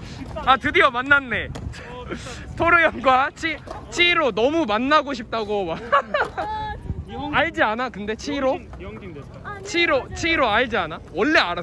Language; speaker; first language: Korean; non-native, fluent; Russian